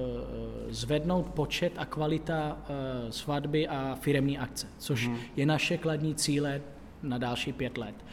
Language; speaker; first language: Czech; non-native, fluent; Italian